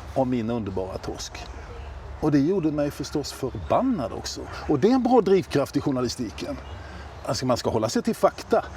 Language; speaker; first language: Swedish; native; Swedish